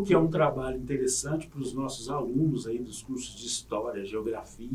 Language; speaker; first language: Portuguese; native; Portuguese